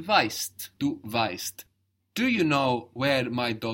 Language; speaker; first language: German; non-native, fluent; English